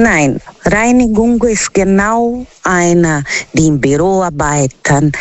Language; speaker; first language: German; non-native, learner; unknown